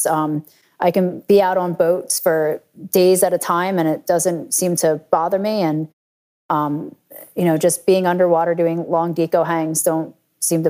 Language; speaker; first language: English; native; English